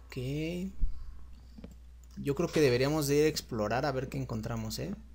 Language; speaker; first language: Spanish; native; Spanish